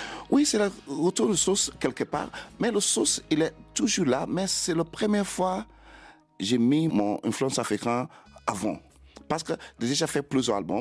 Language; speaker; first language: French; non-native, fluent; Krio